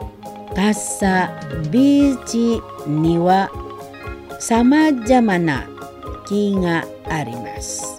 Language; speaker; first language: Japanese; non-native, fluent; Indonesian